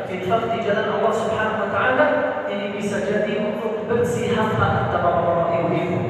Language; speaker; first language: Indonesian; non-native, learner; Arabic